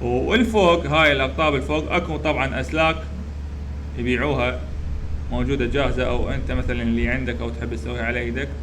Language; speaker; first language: Arabic; native; Arabic